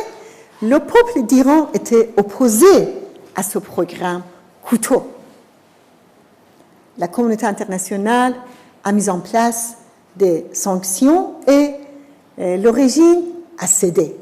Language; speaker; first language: French; non-native, fluent; Persian